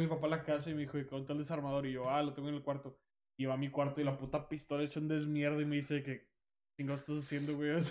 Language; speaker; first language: Spanish; early bilingual, heritage; Spanish